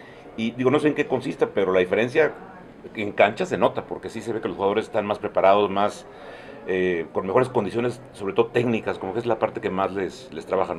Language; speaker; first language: Spanish; native; Spanish